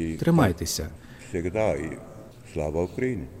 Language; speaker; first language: Ukrainian; non-native, fluent; Estonian